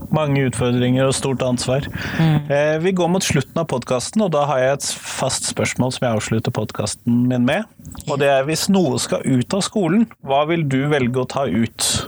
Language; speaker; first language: Norwegian; native; Norwegian